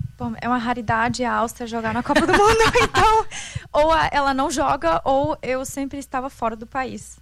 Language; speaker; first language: Portuguese; non-native, fluent; German